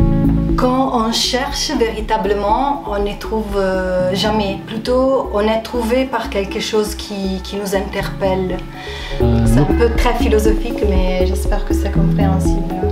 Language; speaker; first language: French; non-native, fluent; Italian